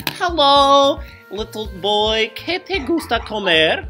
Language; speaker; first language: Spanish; non-native, learner; English